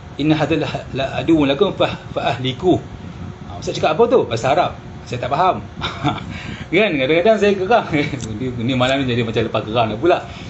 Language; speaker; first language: Malay; early bilingual, heritage; Malay